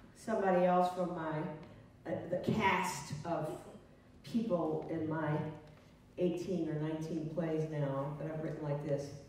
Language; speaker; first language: English; native; English